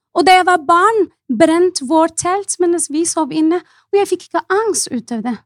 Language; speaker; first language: Norwegian; non-native, fluent; Arabic